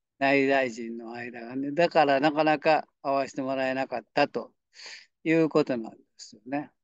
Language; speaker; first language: Japanese; native; Japanese